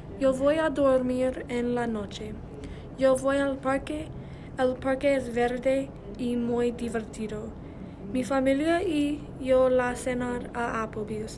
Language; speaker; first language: Spanish; non-native, learner; English